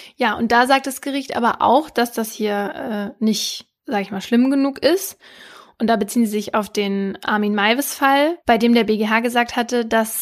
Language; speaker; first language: German; native; German